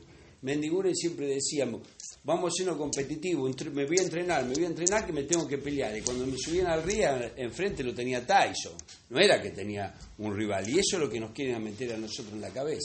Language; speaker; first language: Spanish; native; Spanish